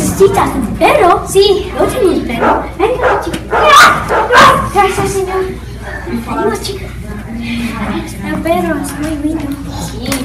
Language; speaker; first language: Spanish; non-native, learner; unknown